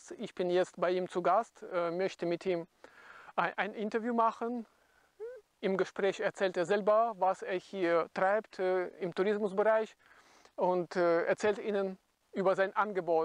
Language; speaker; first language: German; non-native, fluent; Russian